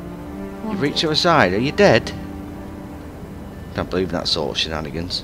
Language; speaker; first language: English; native; English